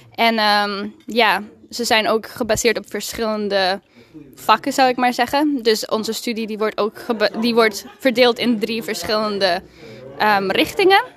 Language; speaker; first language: Dutch; non-native, fluent; Spanish